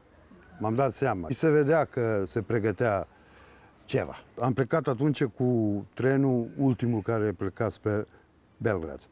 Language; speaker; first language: Romanian; early bilingual, heritage; Serbian